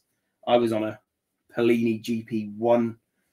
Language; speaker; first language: English; native; English